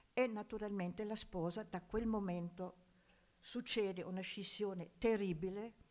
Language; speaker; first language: Italian; non-native, fluent; German